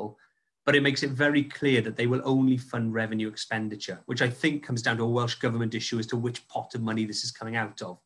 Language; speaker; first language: English; native; English